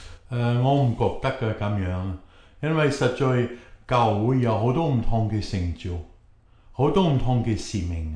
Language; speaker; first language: Chinese; non-native, fluent; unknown